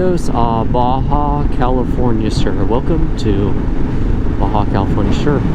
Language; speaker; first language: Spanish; non-native, learner; English